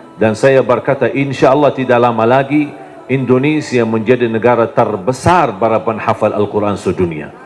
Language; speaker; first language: Indonesian; non-native, fluent; Arabic